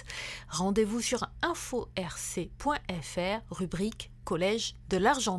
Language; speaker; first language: French; native; French